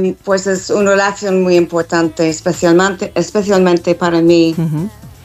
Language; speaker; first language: Spanish; non-native, fluent; English